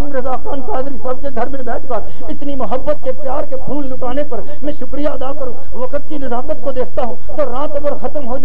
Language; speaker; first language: Urdu; non-native, local second language; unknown